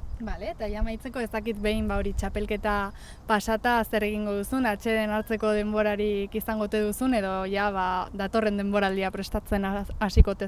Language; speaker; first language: Basque; native; Basque